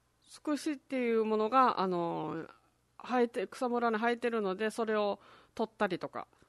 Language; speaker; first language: Japanese; native; Japanese